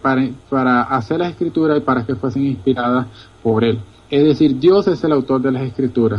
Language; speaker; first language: Spanish; native; Spanish